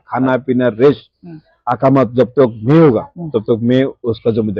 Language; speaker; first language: Hindi; non-native, local second language; Bangla